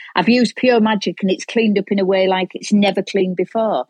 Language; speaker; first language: English; native; English